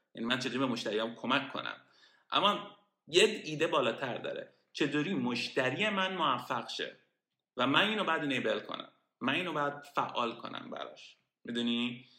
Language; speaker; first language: Persian; native; Persian